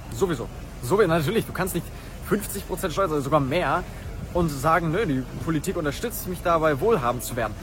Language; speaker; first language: German; native; German